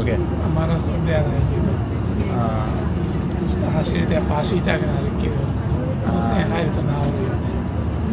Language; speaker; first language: Japanese; native; Japanese